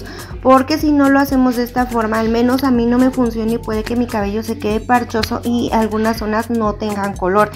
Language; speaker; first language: Spanish; native; Spanish